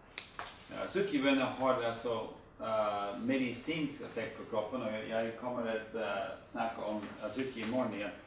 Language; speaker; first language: Swedish; non-native, fluent; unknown